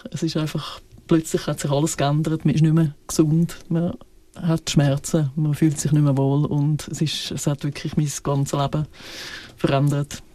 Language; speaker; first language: German; native; German